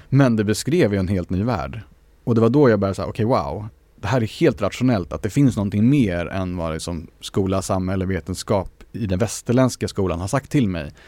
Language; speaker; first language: Swedish; native; Swedish